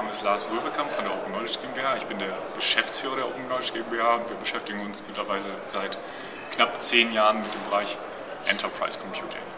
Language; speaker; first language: German; native; German